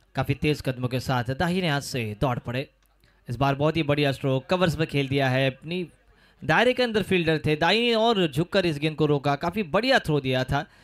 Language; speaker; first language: Hindi; non-native, local second language; Marathi